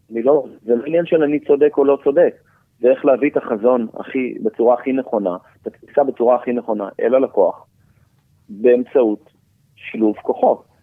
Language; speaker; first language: Hebrew; native; Hebrew